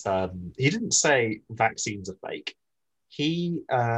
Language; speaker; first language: English; native; English